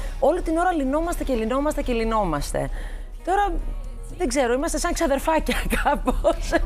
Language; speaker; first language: Greek; early bilingual, heritage; Greek